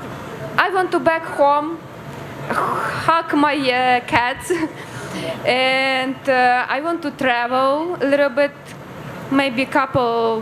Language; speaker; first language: English; non-native, learner; Ukrainian